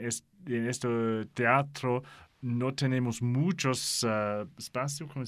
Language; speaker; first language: Spanish; non-native, learner; English